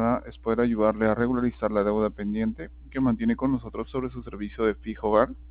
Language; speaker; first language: Spanish; native; Spanish